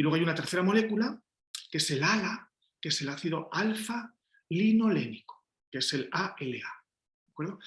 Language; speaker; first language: Spanish; native; Spanish